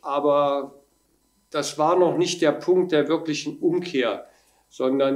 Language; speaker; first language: German; native; German